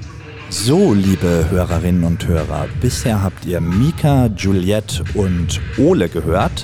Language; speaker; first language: German; native; German